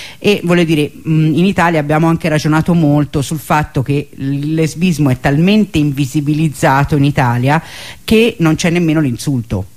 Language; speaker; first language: Italian; native; Italian